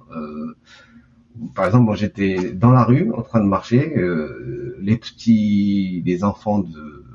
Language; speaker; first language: French; early bilingual, heritage; Japanese